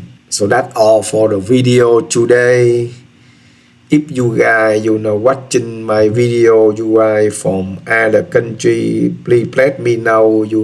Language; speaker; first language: English; non-native, learner; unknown